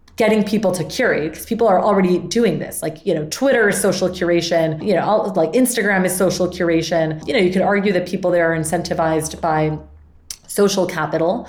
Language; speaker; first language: English; non-native, fluent; Spanish